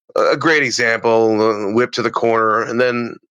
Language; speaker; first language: English; early bilingual, other home language; Italian